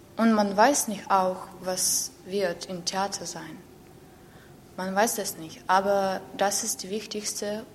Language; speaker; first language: German; non-native, learner; Ukrainian